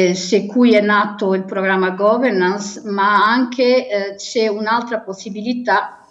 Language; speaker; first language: Italian; non-native, fluent; Portuguese